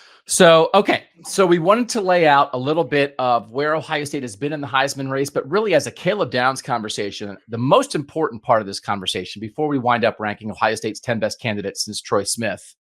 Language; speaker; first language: English; native; English